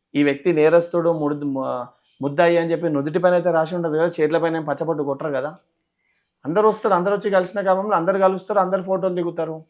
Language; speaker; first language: Telugu; native; Telugu